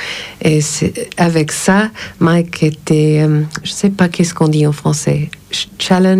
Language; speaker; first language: French; non-native, fluent; English